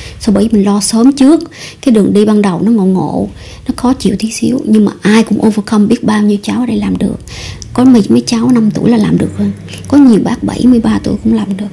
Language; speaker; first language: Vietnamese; early bilingual, heritage; Vietnamese